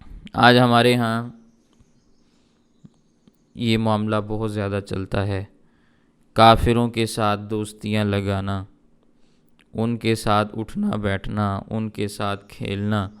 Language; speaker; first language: Urdu; native; Urdu